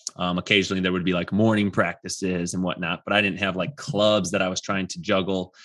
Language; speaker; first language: English; native; English